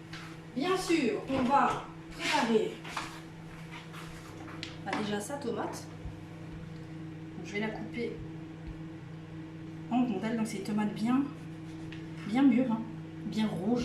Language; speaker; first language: French; native; French